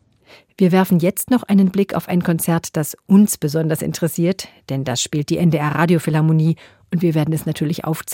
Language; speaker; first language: German; native; German